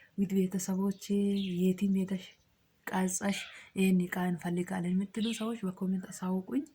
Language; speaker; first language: Amharic; non-native, local second language; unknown